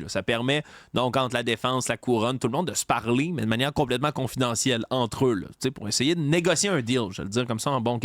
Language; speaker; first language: French; native; French